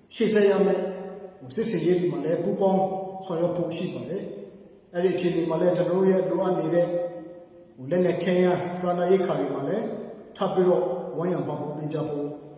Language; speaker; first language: Burmese; non-native, local second language; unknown